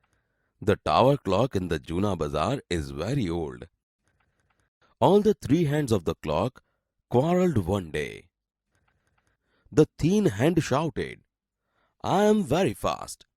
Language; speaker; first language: English; non-native, local second language; Gujarati